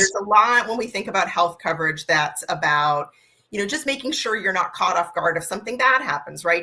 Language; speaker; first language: English; native; English